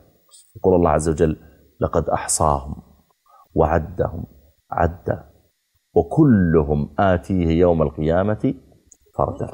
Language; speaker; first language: Arabic; native; Arabic